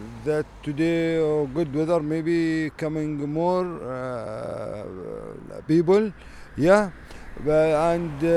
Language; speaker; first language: English; non-native, learner; Arabic